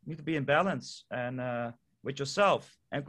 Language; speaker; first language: English; non-native, fluent; Dutch